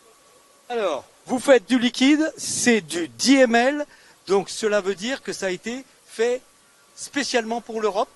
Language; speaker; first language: French; native; French